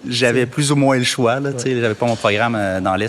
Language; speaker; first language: French; native; French